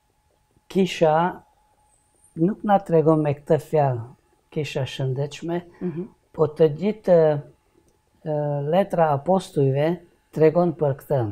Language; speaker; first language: Albanian; non-native, learner; Hungarian